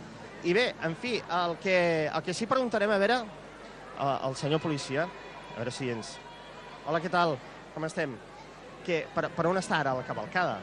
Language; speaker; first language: Catalan; native; Catalan